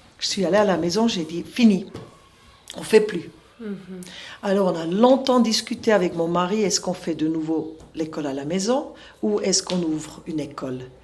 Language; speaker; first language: French; non-native, local second language; Swiss German